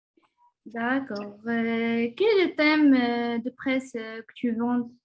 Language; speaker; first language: French; non-native, learner; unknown